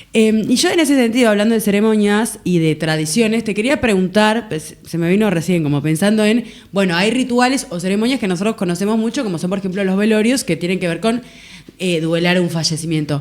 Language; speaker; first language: Spanish; native; Spanish